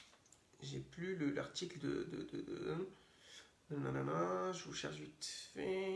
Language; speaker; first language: French; native; French